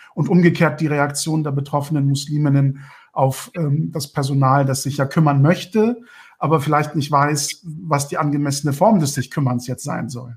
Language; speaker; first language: German; early bilingual, other home language; Turkish